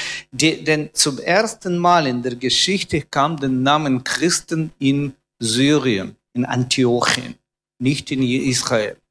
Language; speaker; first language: German; non-native, fluent; Russian